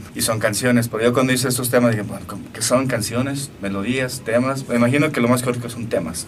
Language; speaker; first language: Spanish; native; Spanish